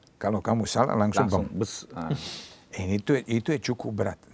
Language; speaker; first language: Indonesian; non-native, learner; Serbian